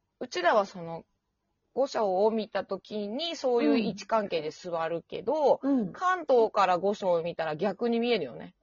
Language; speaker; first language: Japanese; native; Japanese